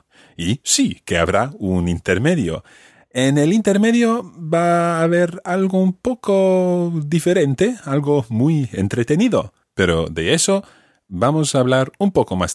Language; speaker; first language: Spanish; non-native, fluent; English